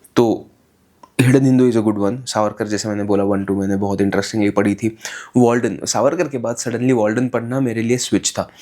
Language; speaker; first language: Hindi; non-native, local second language; Marathi